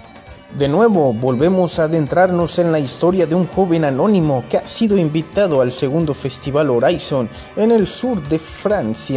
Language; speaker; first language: Spanish; native; Spanish